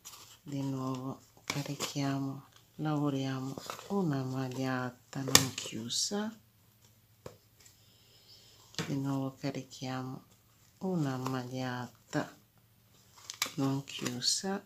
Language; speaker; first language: Italian; non-native, fluent; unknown